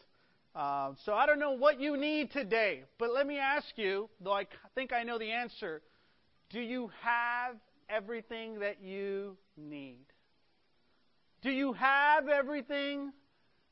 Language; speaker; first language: English; early bilingual, other home language; Spanish